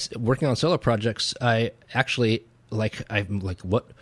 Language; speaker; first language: English; native; English